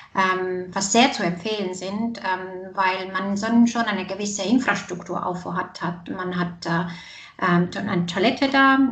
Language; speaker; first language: German; non-native, fluent; Estonian